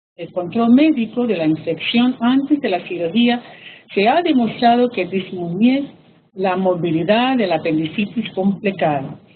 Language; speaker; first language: Spanish; early bilingual, heritage; Spanish